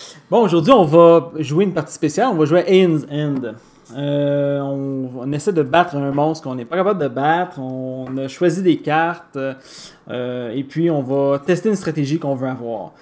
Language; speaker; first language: French; native; French